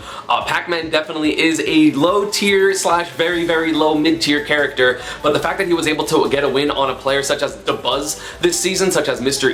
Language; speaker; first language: English; native; English